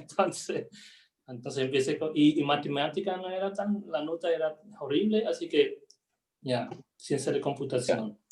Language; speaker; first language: Spanish; non-native, fluent; German